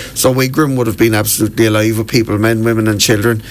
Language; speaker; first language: English; native; English